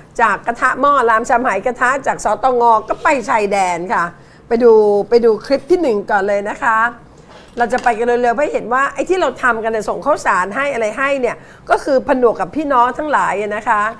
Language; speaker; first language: Thai; native; Thai